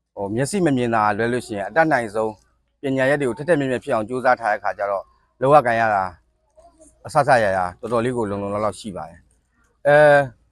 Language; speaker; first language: Burmese; native; Burmese